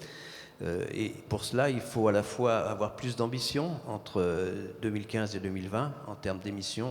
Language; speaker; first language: French; native; French